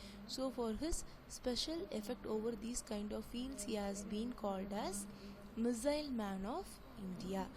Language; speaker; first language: English; non-native, local second language; Tamil